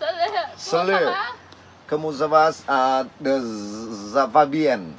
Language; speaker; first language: French; non-native, learner; Vietnamese